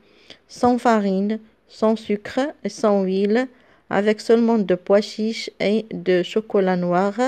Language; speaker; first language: French; non-native, local second language; Arabic